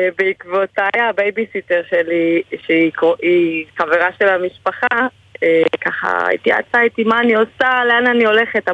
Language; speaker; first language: Hebrew; early bilingual, other home language; Spanish